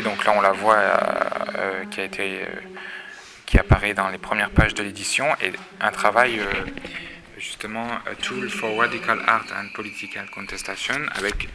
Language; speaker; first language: French; native; French